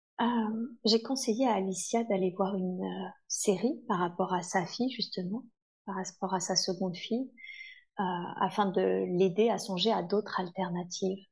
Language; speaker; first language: French; native; French